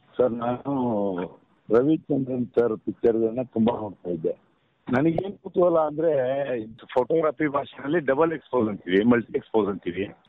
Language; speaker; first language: Kannada; native; Kannada